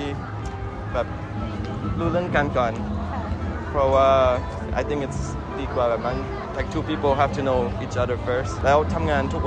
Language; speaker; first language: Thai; non-native, fluent; English